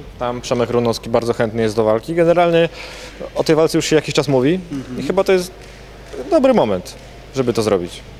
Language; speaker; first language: Polish; native; Polish